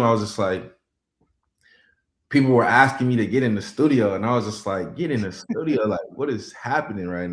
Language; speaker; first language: English; native; English